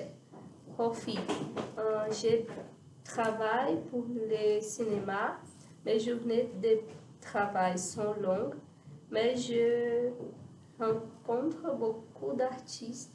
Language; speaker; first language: French; non-native, learner; Portuguese